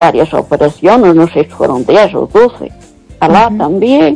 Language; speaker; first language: Spanish; non-native, learner; Portuguese